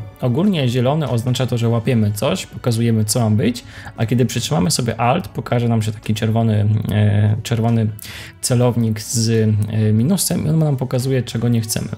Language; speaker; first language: Polish; native; Polish